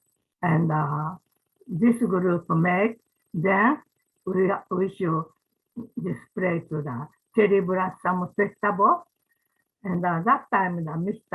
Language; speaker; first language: English; non-native, learner; Japanese